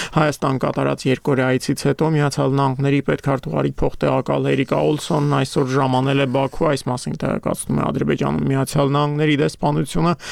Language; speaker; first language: Armenian; native; Armenian